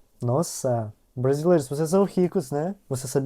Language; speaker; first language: Portuguese; non-native, learner; Russian